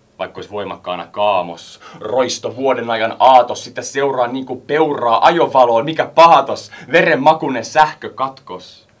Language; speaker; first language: Finnish; early bilingual, heritage; Finnish